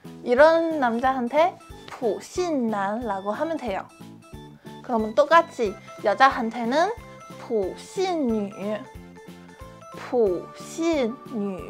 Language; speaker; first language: Korean; non-native, fluent; Chinese